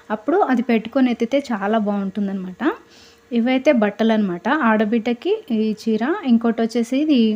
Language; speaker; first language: Telugu; non-native, local second language; Lambadi